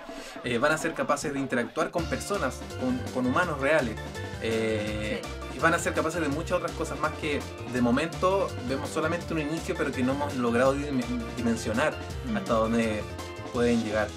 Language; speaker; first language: Spanish; native; Spanish